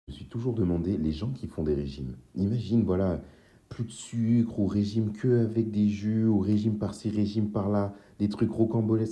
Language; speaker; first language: French; native; French